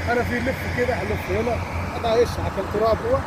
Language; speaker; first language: Arabic; non-native, learner; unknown